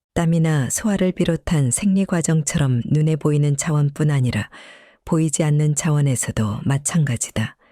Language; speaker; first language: Korean; native; Korean